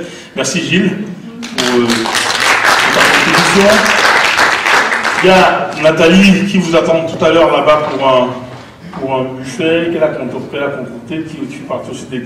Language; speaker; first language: French; native; French